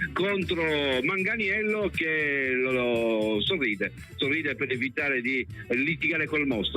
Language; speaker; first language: Italian; native; Italian